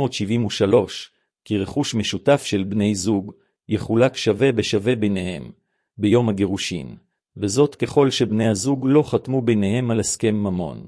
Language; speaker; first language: Hebrew; native; Hebrew